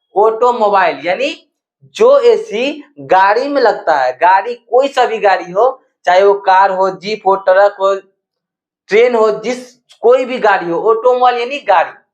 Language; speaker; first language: Hindi; native; Hindi